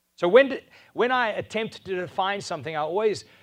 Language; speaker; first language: English; non-native, local second language; Afrikaans